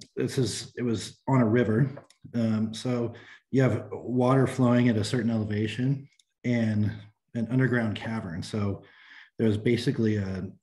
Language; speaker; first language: English; native; English